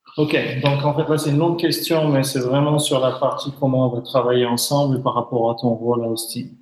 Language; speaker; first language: French; native; French